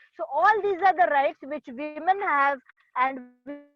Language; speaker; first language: English; non-native, local second language; Marathi